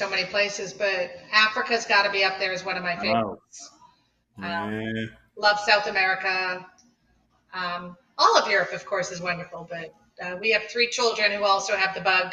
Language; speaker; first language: English; native; English